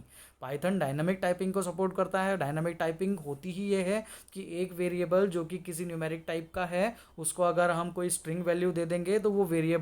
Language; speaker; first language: Hindi; native; Hindi